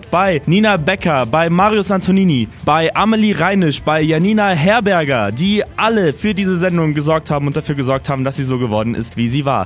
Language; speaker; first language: German; native; German